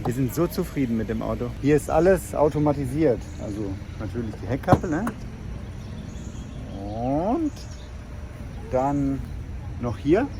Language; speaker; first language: German; native; German